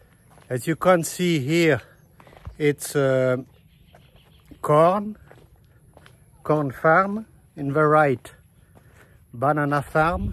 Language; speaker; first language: English; non-native, learner; Dutch